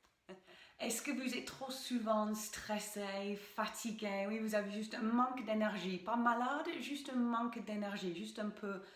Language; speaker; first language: French; non-native, fluent; English